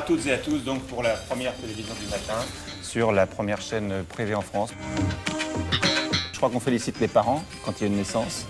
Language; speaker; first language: French; native; French